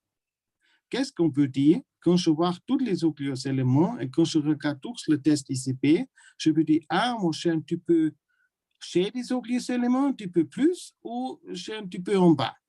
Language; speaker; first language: French; non-native, learner; German